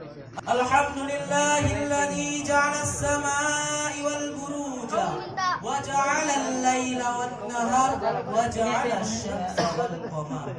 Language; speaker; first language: Arabic; non-native, learner; Indonesian